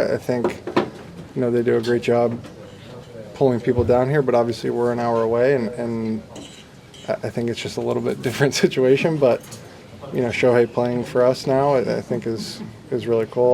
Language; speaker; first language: English; native; English